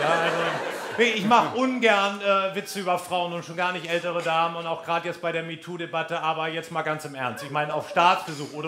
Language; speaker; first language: German; native; German